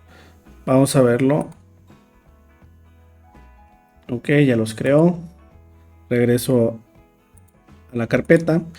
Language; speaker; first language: Spanish; native; Spanish